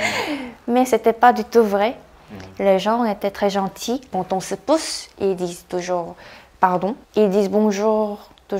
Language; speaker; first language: French; non-native, fluent; Korean